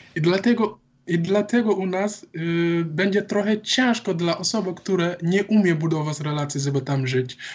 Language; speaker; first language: Polish; non-native, learner; Wolof